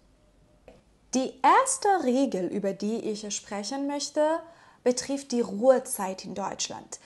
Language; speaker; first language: German; non-native, fluent; Persian